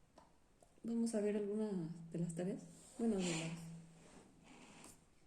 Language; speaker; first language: Spanish; native; Spanish